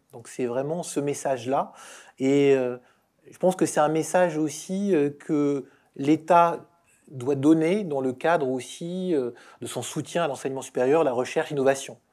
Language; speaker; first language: French; native; French